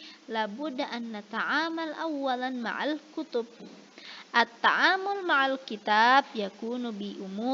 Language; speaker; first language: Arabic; non-native, fluent; Indonesian